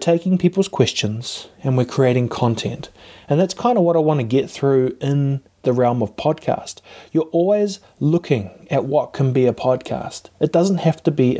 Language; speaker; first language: English; native; English